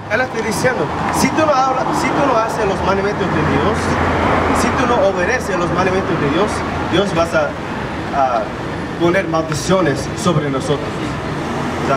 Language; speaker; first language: Spanish; non-native, fluent; English